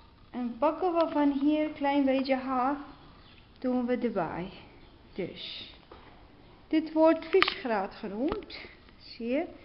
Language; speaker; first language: Dutch; non-native, learner; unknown